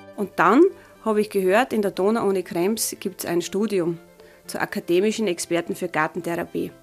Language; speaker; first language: German; native; German